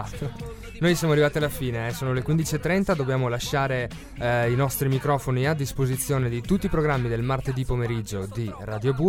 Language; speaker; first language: Italian; native; Italian